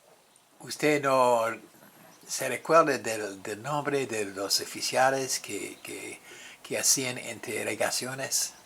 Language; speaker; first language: Spanish; non-native, fluent; English